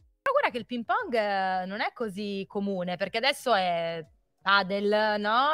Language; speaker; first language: Italian; native; Italian